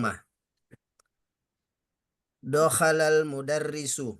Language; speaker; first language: Arabic; non-native, learner; Indonesian